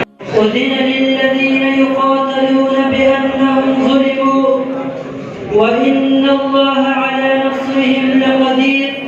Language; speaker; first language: Arabic; non-native, learner; Urdu